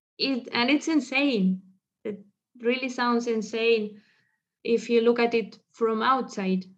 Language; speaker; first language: English; non-native, fluent; Russian